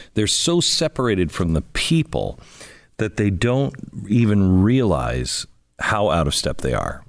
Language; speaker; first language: English; native; English